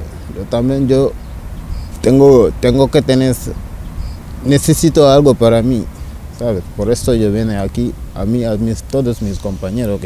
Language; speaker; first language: Spanish; non-native, learner; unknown